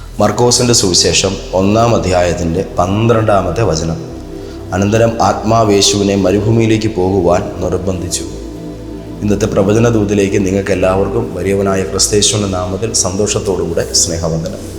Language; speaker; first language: Malayalam; native; Malayalam